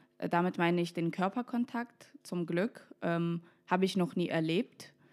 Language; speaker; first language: German; non-native, fluent; Russian